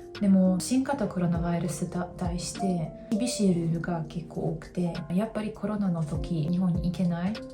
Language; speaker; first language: Japanese; non-native, fluent; Hungarian